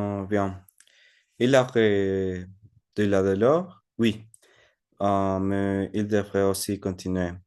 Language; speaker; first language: French; non-native, learner; Spanish